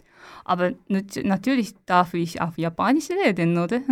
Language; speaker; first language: German; non-native, learner; Japanese